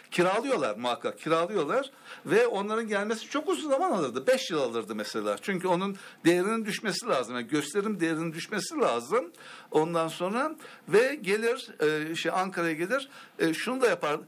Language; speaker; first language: Turkish; native; Turkish